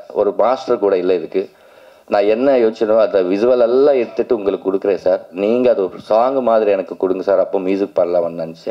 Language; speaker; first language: Tamil; non-native, learner; Telugu